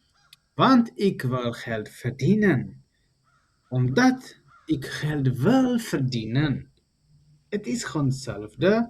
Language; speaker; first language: Dutch; non-native, learner; Tigrinya